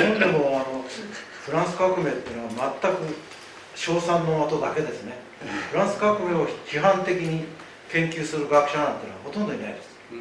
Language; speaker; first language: Japanese; native; Japanese